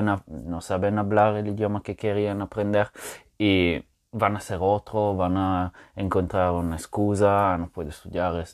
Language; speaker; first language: Spanish; non-native, fluent; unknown